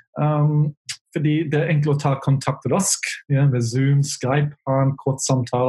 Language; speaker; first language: Norwegian; non-native, fluent; English